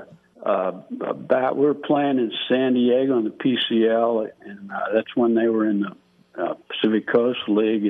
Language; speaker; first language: English; native; English